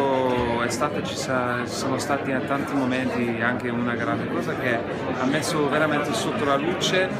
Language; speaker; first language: Italian; non-native, fluent; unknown